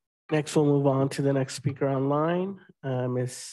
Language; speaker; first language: English; native; English